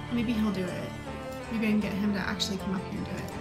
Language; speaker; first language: English; native; English